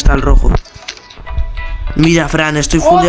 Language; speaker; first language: Spanish; native; Spanish